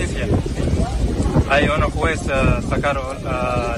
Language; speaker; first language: Spanish; non-native, learner; Arabic